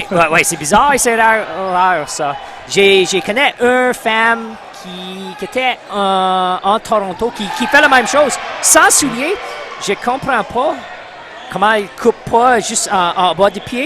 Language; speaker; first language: French; non-native, local second language; English